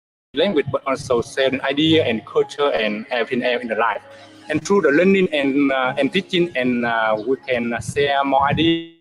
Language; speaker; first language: English; non-native, fluent; Vietnamese